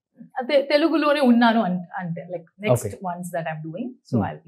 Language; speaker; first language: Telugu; non-native, learner; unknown